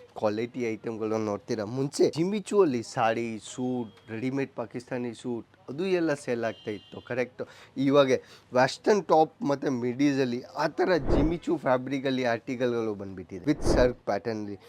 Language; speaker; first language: Kannada; non-native, local second language; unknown